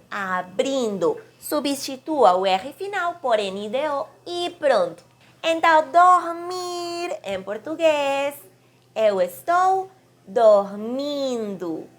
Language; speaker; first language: Portuguese; non-native, fluent; Spanish